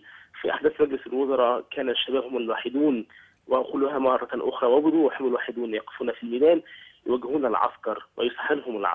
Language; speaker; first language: Arabic; native; Arabic